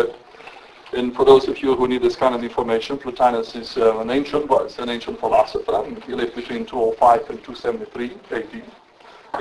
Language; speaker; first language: English; non-native, fluent; Romanian